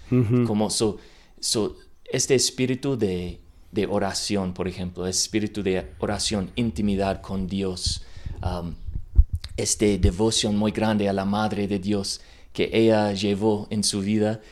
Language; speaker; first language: Spanish; non-native, learner; English